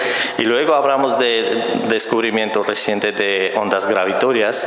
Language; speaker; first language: Spanish; non-native, fluent; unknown